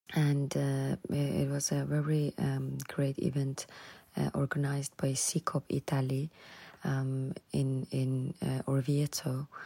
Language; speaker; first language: English; non-native, fluent; Persian